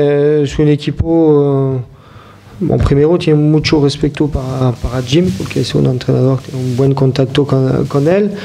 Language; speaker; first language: Spanish; non-native, fluent; French